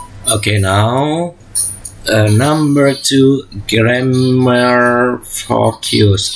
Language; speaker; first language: English; non-native, learner; Indonesian